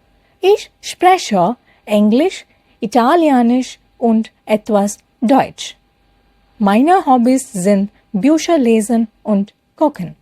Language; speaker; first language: German; non-native, fluent; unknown